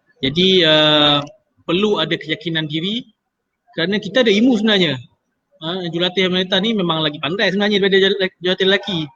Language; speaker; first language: Malay; native; Malay